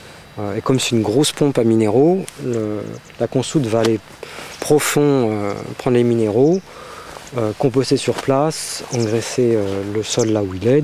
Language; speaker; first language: French; native; French